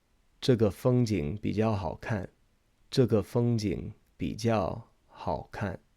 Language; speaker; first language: Chinese; non-native, fluent; English